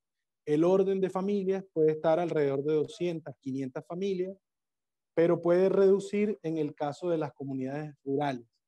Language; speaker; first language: Spanish; native; Spanish